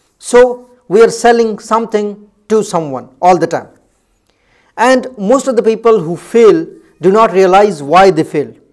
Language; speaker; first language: English; non-native, local second language; Urdu